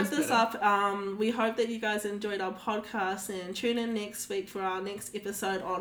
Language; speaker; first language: English; native; English